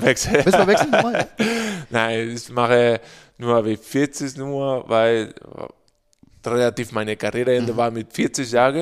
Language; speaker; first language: German; non-native, learner; Spanish